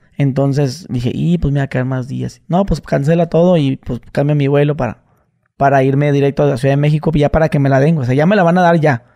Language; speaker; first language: Spanish; native; Spanish